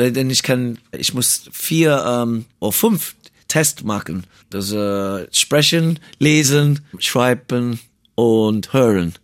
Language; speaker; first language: German; non-native, learner; English